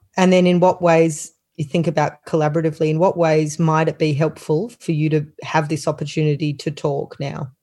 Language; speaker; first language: English; native; English